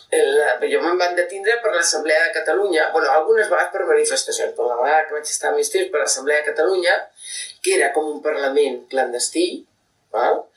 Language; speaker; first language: Catalan; native; Catalan